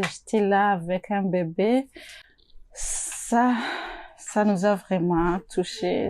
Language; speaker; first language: French; non-native, local second language; Rundi